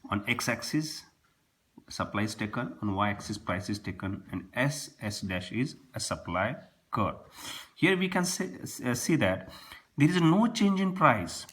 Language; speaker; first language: English; non-native, local second language; Marathi